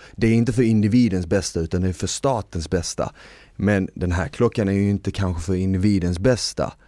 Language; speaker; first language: Swedish; early bilingual, other home language; Bosnian